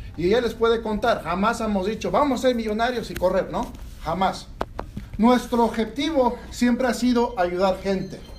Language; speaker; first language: Spanish; early bilingual, heritage; Spanish